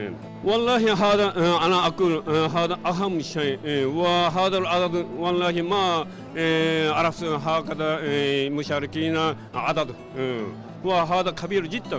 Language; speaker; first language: Arabic; non-native, learner; Japanese